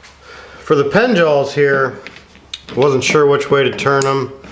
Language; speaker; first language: English; native; English